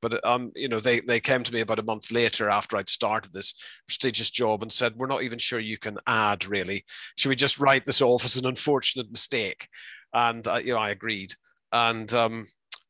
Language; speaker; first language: English; native; English